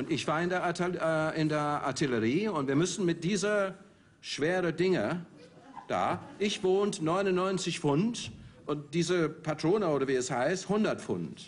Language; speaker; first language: German; non-native, fluent; English